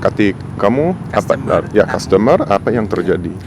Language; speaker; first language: Indonesian; non-native, fluent; English